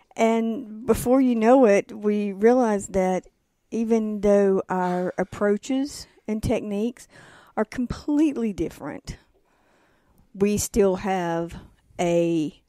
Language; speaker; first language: English; native; English